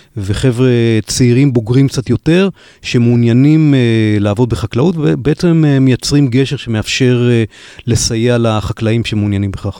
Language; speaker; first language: Hebrew; native; Hebrew